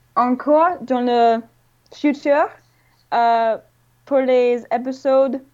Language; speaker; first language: French; non-native, learner; English